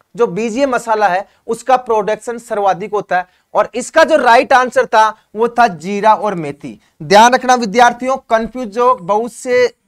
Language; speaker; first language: Hindi; native; Hindi